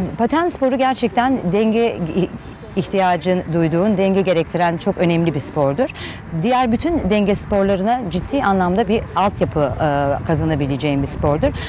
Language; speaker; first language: Turkish; native; Turkish